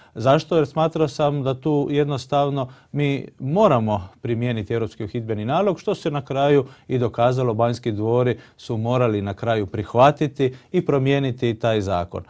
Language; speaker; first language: Croatian; early bilingual, heritage; Croatian